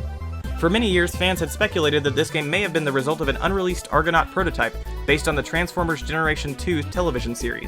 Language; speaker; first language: English; native; English